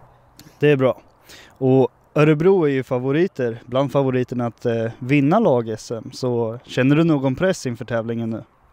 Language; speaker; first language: Swedish; native; Swedish